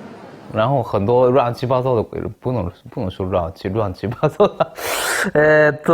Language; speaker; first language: Chinese; non-native, fluent; Japanese